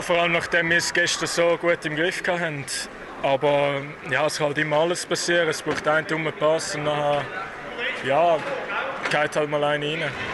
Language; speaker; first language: German; native; German